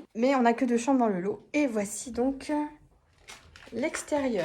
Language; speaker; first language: French; native; French